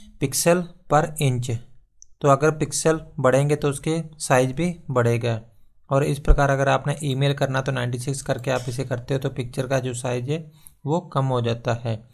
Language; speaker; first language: Hindi; non-native, local second language; Punjabi